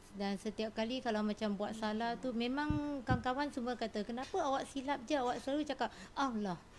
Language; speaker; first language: Malay; non-native, local second language; Cantonese